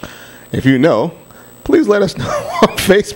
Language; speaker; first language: English; native; English